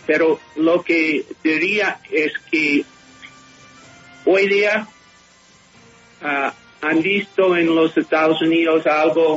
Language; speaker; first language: Spanish; non-native, fluent; English